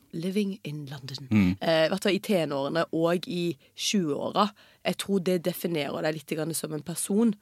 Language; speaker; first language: Norwegian; early bilingual, heritage; Norwegian